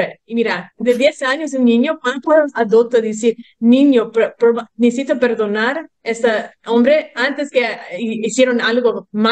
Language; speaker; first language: Spanish; early bilingual, heritage; English